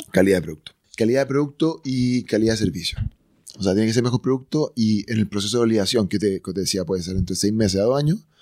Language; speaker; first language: Spanish; native; Spanish